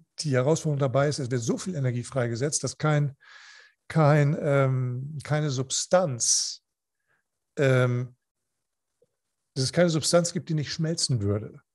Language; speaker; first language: German; non-native, fluent; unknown